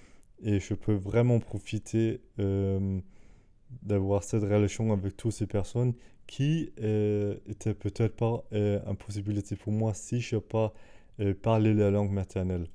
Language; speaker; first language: French; non-native, fluent; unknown